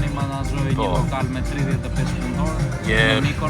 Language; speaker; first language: Albanian; early bilingual, heritage; Albanian